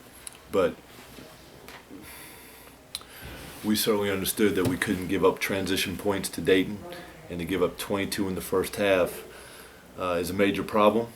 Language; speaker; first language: English; native; English